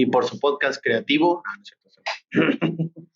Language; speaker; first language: Spanish; native; Spanish